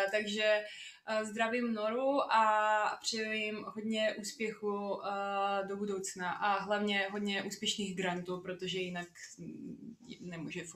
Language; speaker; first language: Czech; non-native, fluent; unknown